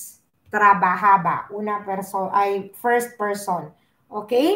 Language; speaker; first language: Spanish; non-native, learner; Filipino